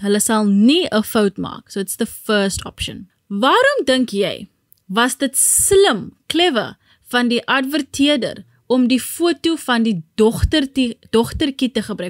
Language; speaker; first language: Afrikaans; non-native, local second language; English